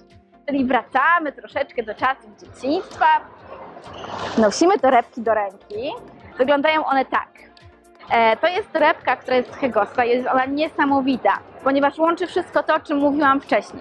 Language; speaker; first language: Polish; native; Polish